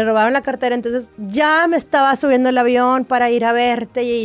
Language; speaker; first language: Spanish; native; Spanish